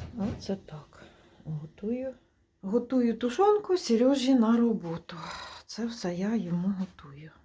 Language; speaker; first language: Ukrainian; native; Ukrainian